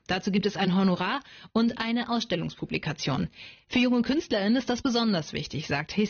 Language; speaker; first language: German; native; German